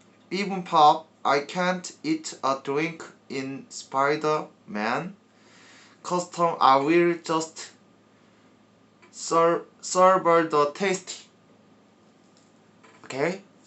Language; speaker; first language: English; non-native, learner; Korean